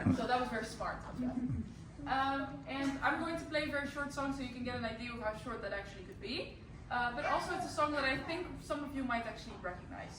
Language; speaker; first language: English; non-native, fluent; Dutch